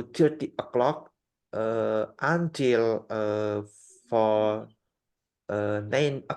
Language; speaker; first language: English; non-native, learner; Indonesian